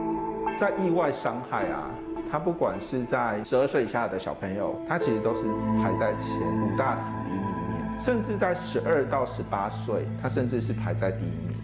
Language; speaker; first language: Chinese; native; Chinese